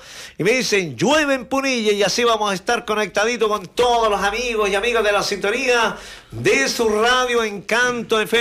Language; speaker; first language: Spanish; native; Spanish